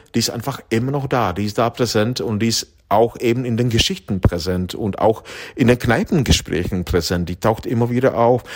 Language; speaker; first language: German; non-native, fluent; Czech